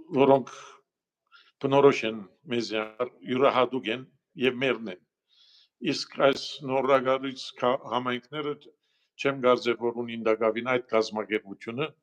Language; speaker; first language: Armenian; early bilingual, heritage; Armenian